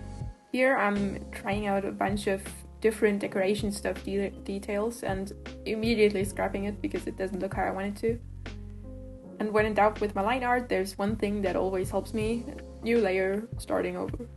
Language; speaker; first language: English; non-native, fluent; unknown